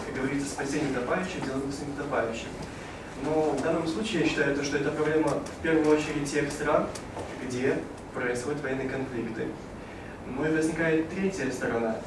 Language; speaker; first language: Russian; native; Russian